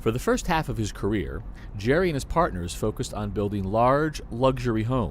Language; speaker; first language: English; native; English